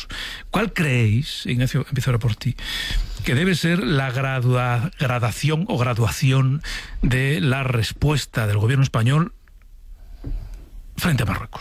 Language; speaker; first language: Spanish; native; Spanish